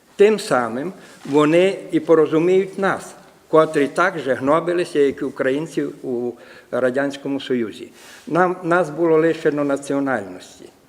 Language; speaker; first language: Ukrainian; native; Ukrainian